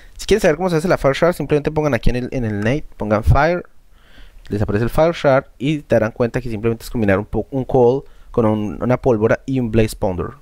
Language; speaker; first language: Spanish; native; Spanish